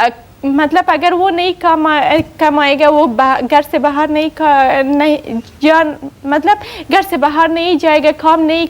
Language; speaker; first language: Hindi; non-native, learner; Persian